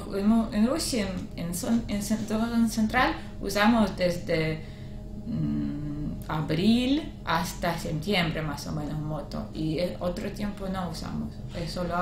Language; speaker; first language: Spanish; non-native, learner; Russian